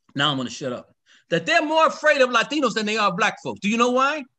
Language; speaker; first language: English; early bilingual, other home language; Spanish